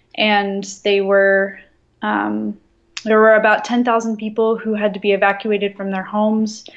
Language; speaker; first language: English; native; English